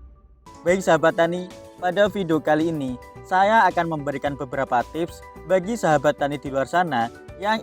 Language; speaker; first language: Indonesian; native; Indonesian